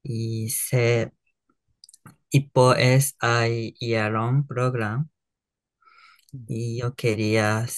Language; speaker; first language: Spanish; non-native, learner; Japanese